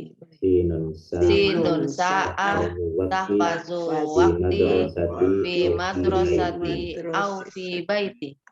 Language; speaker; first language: Arabic; non-native, learner; Indonesian